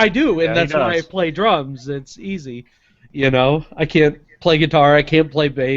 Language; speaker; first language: English; native; English